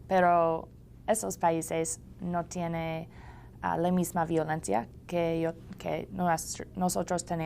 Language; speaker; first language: Spanish; non-native, learner; English